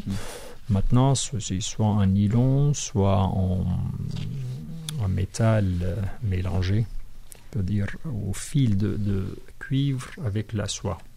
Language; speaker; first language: French; non-native, fluent; Arabic